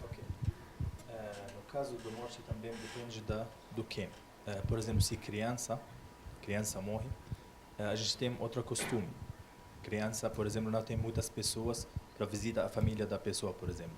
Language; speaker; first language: Portuguese; non-native, learner; Arabic